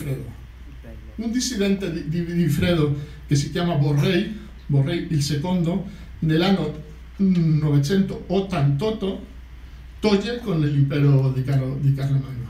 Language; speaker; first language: Italian; non-native, fluent; Catalan